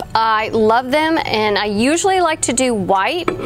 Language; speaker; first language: English; native; English